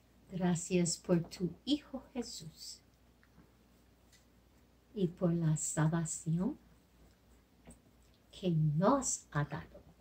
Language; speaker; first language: Spanish; non-native, learner; English